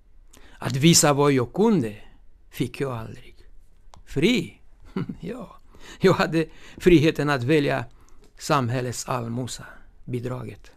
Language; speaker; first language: Swedish; non-native, fluent; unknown